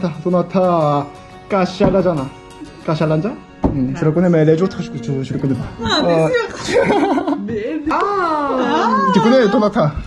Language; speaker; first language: French; non-native, learner; Korean